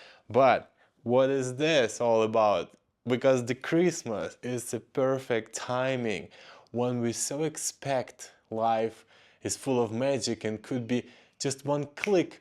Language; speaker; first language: English; non-native, fluent; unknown